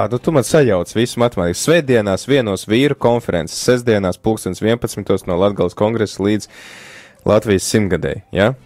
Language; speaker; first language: Latvian; native; Latvian